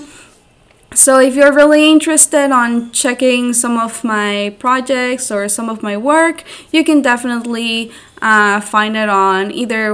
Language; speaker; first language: English; non-native, fluent; Spanish